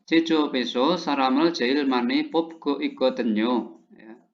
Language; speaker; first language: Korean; non-native, learner; Indonesian